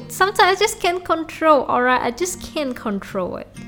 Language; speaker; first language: English; non-native, local second language; Chinese